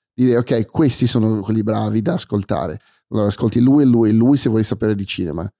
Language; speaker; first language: Italian; non-native, fluent; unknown